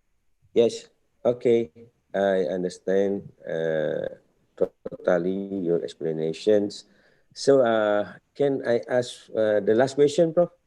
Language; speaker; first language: English; non-native, fluent; Indonesian